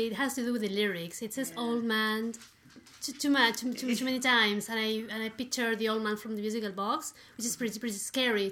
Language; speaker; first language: English; non-native, fluent; Spanish